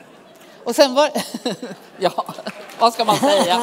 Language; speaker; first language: Swedish; native; Swedish